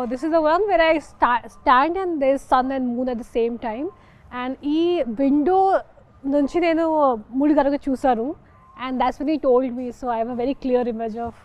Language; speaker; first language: Telugu; non-native, local second language; Hindi